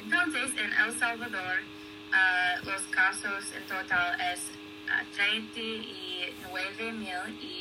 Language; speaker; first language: Spanish; non-native, learner; English